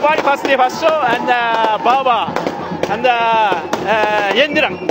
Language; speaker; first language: Tamil; non-native, learner; Japanese